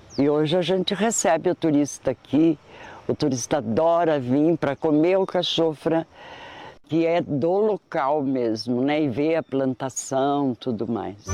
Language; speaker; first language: Portuguese; native; Portuguese